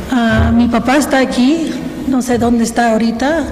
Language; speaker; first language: Spanish; early bilingual, heritage; Spanish